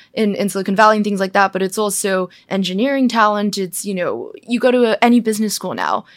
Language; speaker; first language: English; native; English